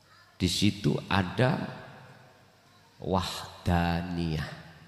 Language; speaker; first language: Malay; non-native, local second language; Javanese